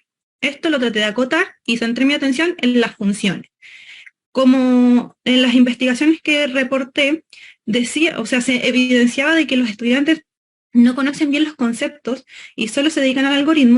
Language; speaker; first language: Spanish; native; Spanish